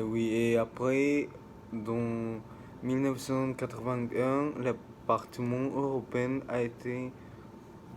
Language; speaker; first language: French; non-native, learner; Spanish